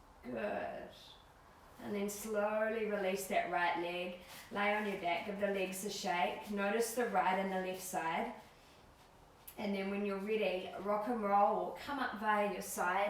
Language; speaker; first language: English; native; English